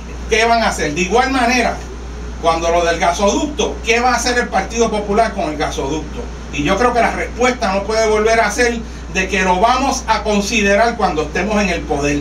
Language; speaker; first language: Spanish; native; Spanish